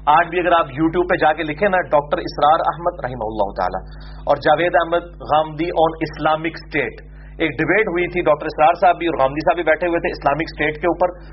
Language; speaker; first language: Urdu; non-native, local second language; Punjabi